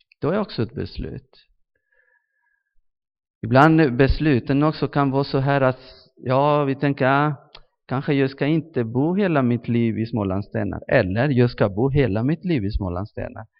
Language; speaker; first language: Swedish; non-native, fluent; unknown